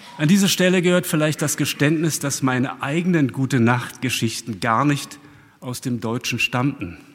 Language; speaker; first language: German; early bilingual, other home language; Russian